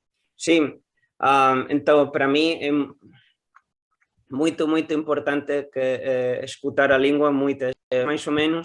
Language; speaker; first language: Portuguese; non-native, learner; Spanish